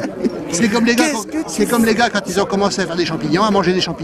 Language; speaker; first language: French; native; French